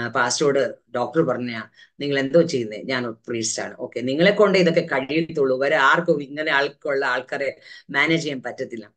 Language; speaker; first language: Malayalam; early bilingual, heritage; Malayalam